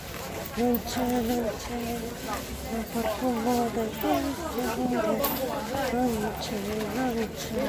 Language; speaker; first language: Italian; non-native, learner; Spanish